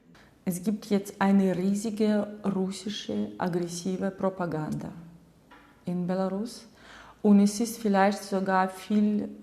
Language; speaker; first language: German; non-native, fluent; Russian